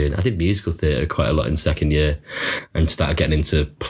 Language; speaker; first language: English; native; English